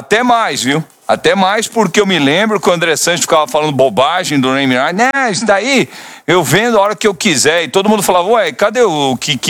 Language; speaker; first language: Portuguese; native; Portuguese